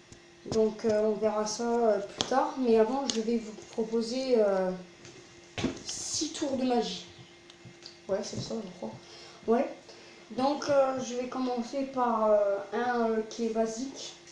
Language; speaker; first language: French; native; French